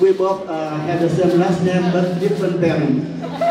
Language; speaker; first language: English; non-native, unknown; Vietnamese